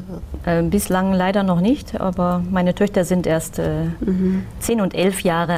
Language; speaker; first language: German; early bilingual, other home language; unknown